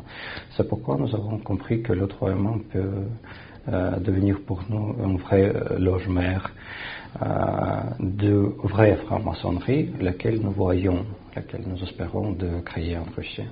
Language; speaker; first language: French; non-native, fluent; Russian